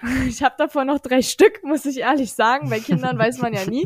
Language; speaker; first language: German; native; German